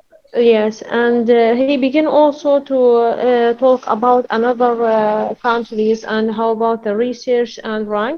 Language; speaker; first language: English; non-native, learner; Arabic